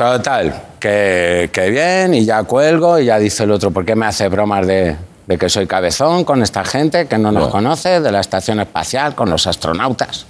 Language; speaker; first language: Spanish; native; Spanish